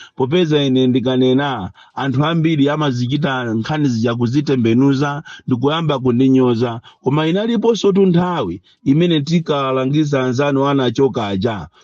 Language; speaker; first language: Nyanja; non-native, local second language; Yao